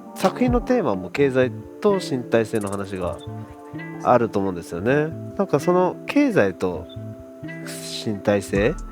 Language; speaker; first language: Japanese; native; Japanese